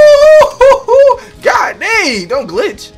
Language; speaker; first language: English; native; English